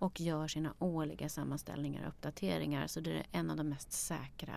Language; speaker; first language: Swedish; native; Swedish